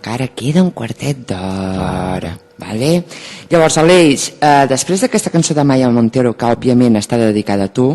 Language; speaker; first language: Catalan; native; Catalan